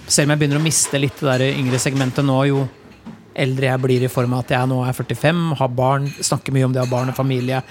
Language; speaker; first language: Norwegian; native; Norwegian